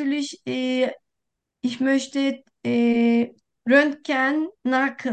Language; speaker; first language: German; non-native, learner; Turkish